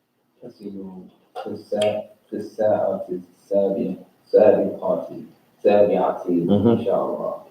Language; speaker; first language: Arabic; non-native, learner; English